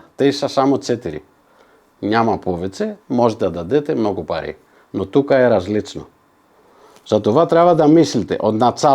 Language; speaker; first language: Bulgarian; non-native, fluent; Macedonian